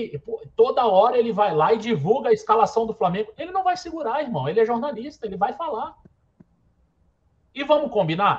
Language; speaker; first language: Portuguese; native; Portuguese